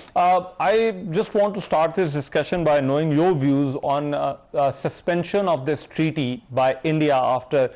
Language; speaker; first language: English; non-native, local second language; Urdu